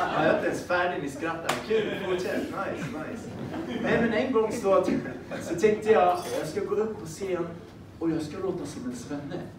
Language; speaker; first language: Swedish; early bilingual, other home language; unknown